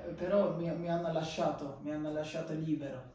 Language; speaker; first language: Italian; non-native, learner; Turkish